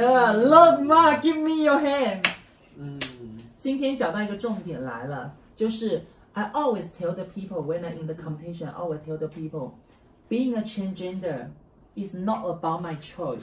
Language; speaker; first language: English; non-native, learner; Chinese